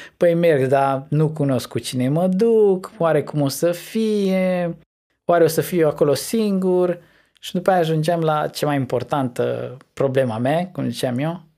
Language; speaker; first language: Romanian; early bilingual, heritage; Romanian